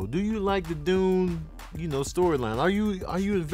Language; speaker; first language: English; native; English